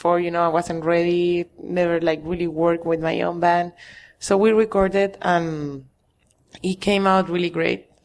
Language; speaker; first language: English; non-native, fluent; Spanish